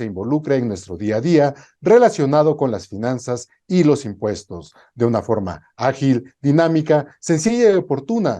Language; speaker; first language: Spanish; native; Spanish